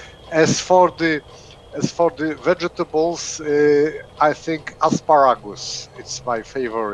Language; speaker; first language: English; non-native, fluent; Polish